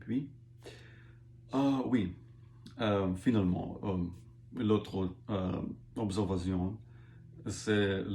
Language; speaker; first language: French; non-native, learner; English